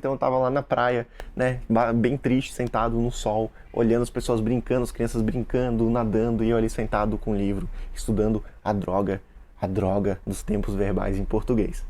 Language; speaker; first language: Portuguese; early bilingual, other home language; Russian